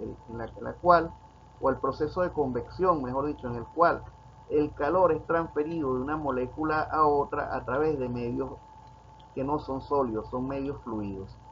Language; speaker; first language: Spanish; native; Spanish